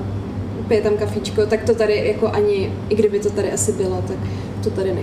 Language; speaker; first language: Czech; native; Czech